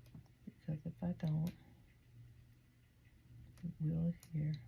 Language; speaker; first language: English; native; English